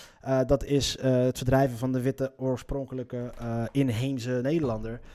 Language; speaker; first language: Dutch; early bilingual, other home language; Riffian